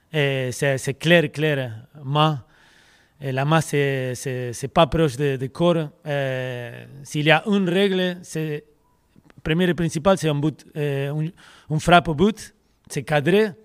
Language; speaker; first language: French; non-native, fluent; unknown